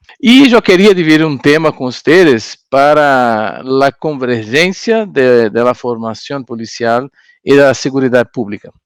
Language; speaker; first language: Spanish; non-native, learner; Portuguese